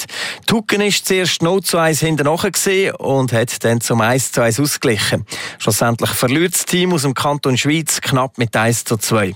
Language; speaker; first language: German; native; German